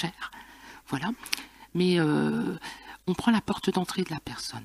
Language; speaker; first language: French; native; French